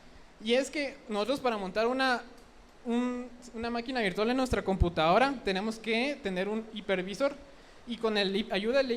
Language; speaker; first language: Spanish; native; Spanish